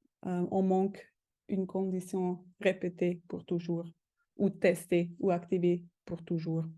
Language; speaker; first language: French; non-native, fluent; German